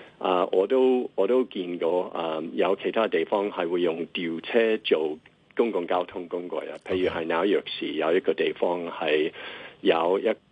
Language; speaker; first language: Cantonese; non-native, fluent; English